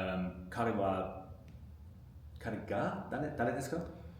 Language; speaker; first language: Japanese; non-native, fluent; English